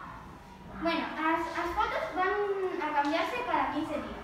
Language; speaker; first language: Spanish; non-native, local second language; Galician